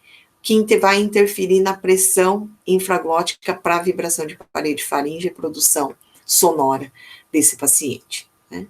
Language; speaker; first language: Portuguese; native; Portuguese